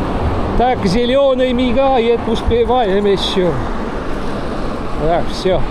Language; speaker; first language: Russian; non-native, learner; Estonian